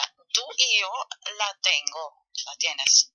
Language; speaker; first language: Spanish; non-native, fluent; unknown